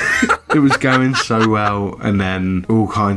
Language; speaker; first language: English; native; English